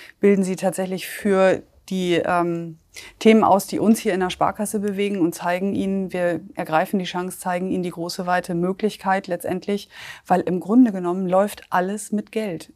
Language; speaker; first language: German; native; German